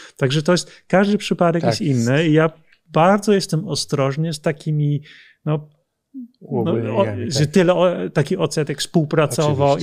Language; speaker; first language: Polish; non-native, fluent; Dutch